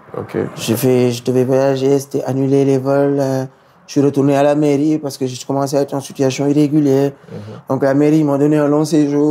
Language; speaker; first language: French; non-native, local second language; Wolof